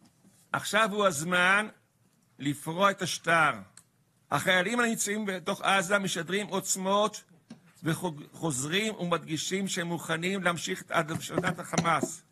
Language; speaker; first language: Hebrew; native; Hebrew